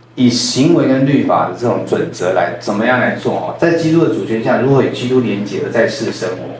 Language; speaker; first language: Chinese; non-native, local second language; Min Nan Chinese